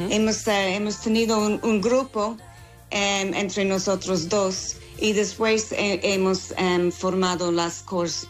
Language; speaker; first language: Spanish; non-native, fluent; English